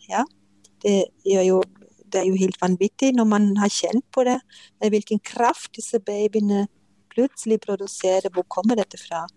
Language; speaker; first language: Norwegian; non-native, fluent; German